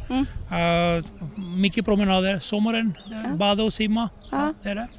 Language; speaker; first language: Swedish; non-native, fluent; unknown